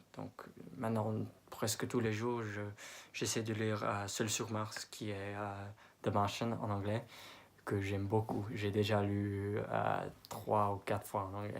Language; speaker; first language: French; non-native, fluent; English